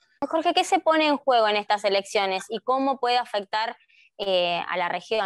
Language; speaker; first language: Spanish; native; Spanish